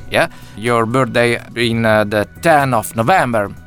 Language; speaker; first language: English; non-native, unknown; Italian